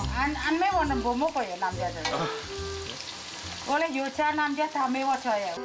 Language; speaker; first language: Korean; non-native, learner; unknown